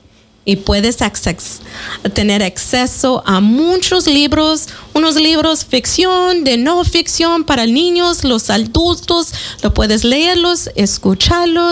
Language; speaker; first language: Spanish; early bilingual, heritage; Spanish